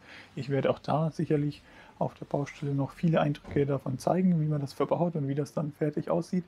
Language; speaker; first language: German; native; German